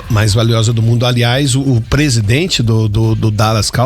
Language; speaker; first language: Portuguese; native; Portuguese